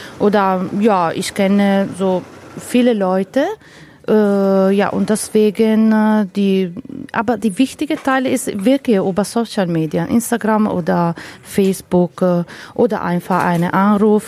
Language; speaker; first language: German; non-native, learner; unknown